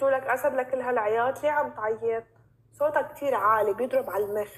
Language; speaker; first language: Arabic; native; Arabic